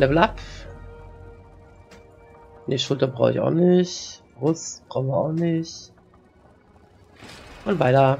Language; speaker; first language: German; native; German